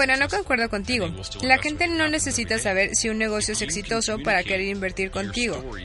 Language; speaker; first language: Spanish; non-native, fluent; English